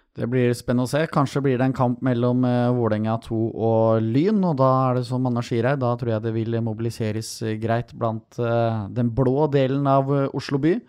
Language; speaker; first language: Norwegian; native; Norwegian